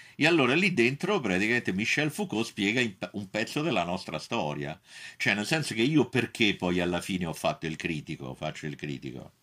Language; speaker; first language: Italian; native; Italian